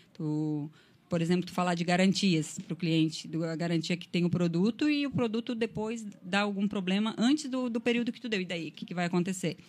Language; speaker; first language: Portuguese; native; Portuguese